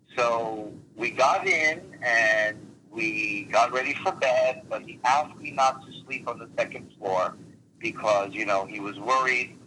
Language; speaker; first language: English; early bilingual, other home language; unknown